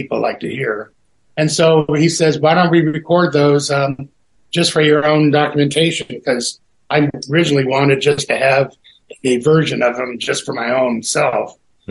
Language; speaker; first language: English; native; English